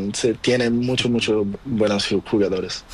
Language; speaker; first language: Spanish; non-native, learner; Portuguese